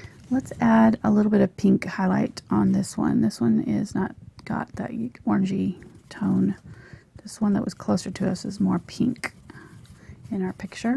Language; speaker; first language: English; native; English